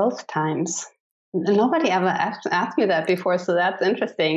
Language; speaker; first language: English; non-native, fluent; German